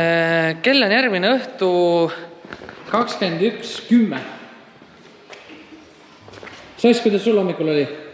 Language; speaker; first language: Estonian; native; Estonian